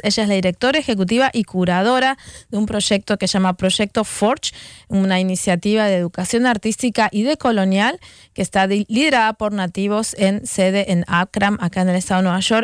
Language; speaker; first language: Spanish; native; Spanish